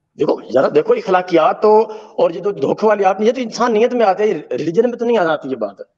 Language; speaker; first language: Urdu; non-native, local second language; Baluchi